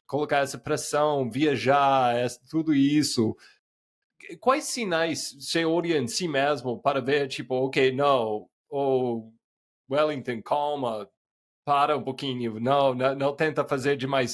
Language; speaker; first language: Portuguese; non-native, fluent; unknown